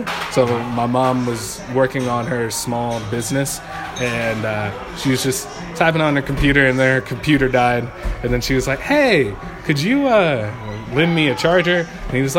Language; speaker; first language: English; native; English